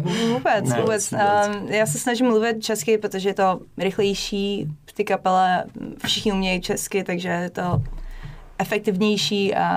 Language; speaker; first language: Czech; non-native, fluent; English